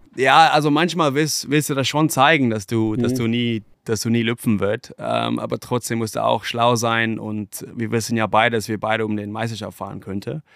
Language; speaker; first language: German; non-native, fluent; English